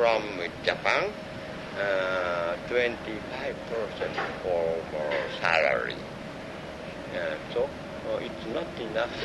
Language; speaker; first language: English; non-native, learner; Japanese